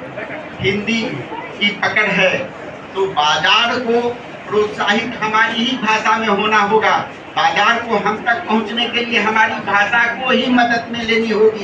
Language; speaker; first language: Hindi; native; Hindi